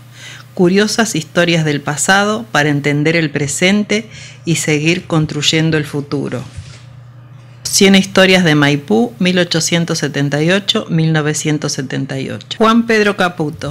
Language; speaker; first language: Spanish; native; Spanish